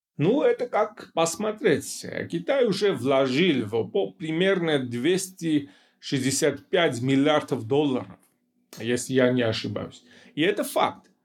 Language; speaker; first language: Russian; non-native, local second language; Armenian